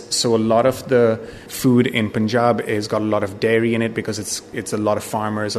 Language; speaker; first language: English; non-native, local second language; Bangla